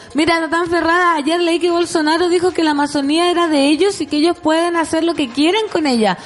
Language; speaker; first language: Spanish; native; Spanish